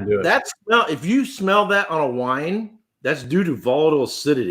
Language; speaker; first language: English; native; English